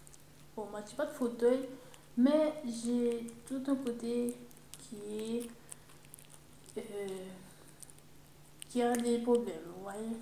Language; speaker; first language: French; native; French